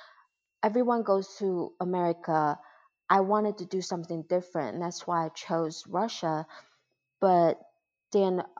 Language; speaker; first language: English; non-native, fluent; Chinese